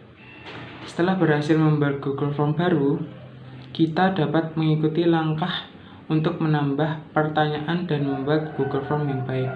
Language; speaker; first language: Indonesian; native; Indonesian